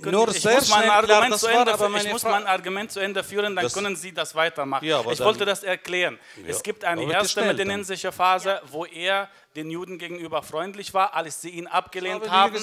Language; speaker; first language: German; non-native, fluent; Arabic